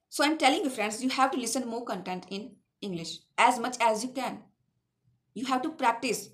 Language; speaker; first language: English; non-native, local second language; Awadhi